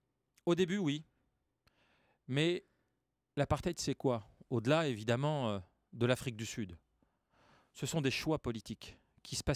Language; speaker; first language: French; native; French